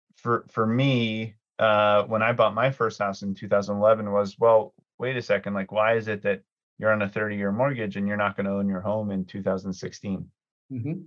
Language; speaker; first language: English; early bilingual, other home language; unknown